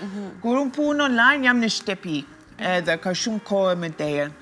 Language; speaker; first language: Albanian; non-native, learner; English